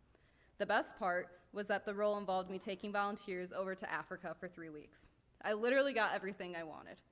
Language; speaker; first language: English; native; English